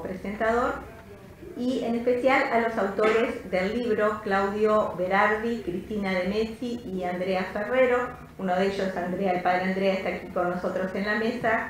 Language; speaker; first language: Spanish; native; Spanish